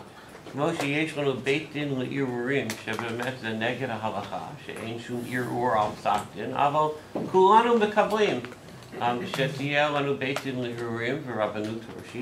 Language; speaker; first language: Hebrew; non-native, fluent; English